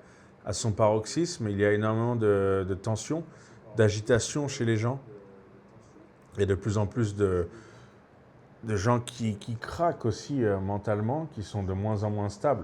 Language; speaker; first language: French; native; French